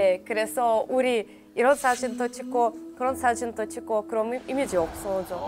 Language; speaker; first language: Korean; non-native, learner; Russian